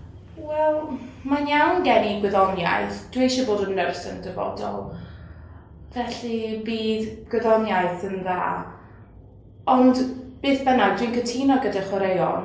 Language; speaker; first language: Welsh; non-native, learner; English